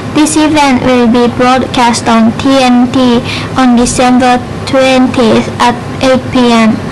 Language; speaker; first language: English; non-native, fluent; Japanese